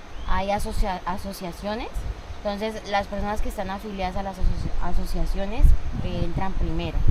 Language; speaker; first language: Spanish; native; Spanish